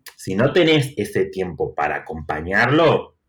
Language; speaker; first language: Spanish; native; Spanish